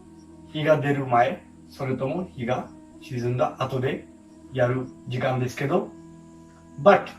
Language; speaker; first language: Japanese; non-native, fluent; Hindi